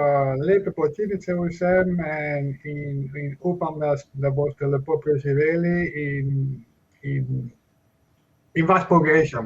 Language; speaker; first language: Slovenian; non-native, fluent; Spanish